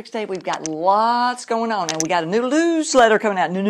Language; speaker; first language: English; native; English